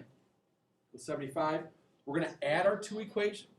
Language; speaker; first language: English; native; English